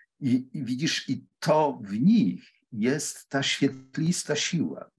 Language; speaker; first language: Polish; native; Polish